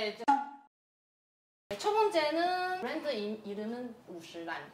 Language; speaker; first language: Korean; non-native, learner; Chinese